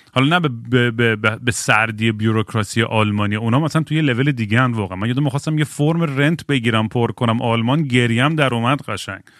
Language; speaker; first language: Persian; native; Persian